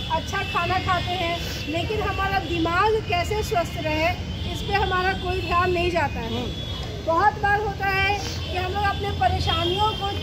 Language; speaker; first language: Hindi; native; Hindi